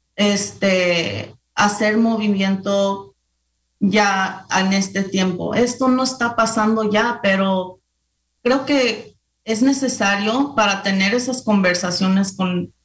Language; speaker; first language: Spanish; early bilingual, heritage; Spanish